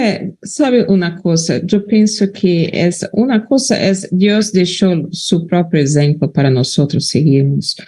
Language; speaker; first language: Spanish; non-native, fluent; Portuguese